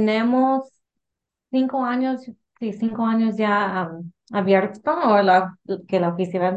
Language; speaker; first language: Spanish; early bilingual, heritage; English